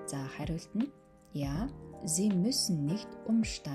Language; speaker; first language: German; non-native, fluent; Mongolian